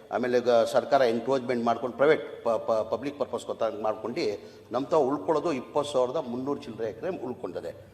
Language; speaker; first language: Kannada; non-native, local second language; Urdu